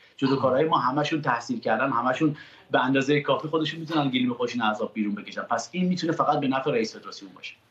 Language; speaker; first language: Persian; native; Persian